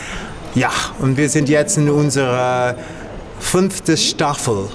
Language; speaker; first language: German; non-native, fluent; English